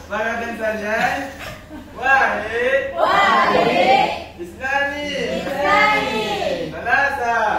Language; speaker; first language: Arabic; non-native, learner; Malay